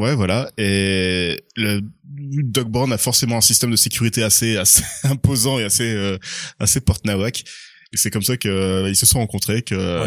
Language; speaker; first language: French; native; French